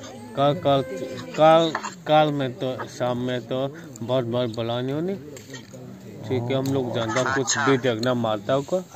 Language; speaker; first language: Hindi; non-native, local second language; Mizo